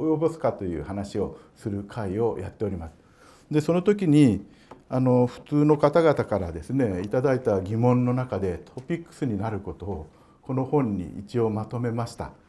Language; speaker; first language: Japanese; native; Japanese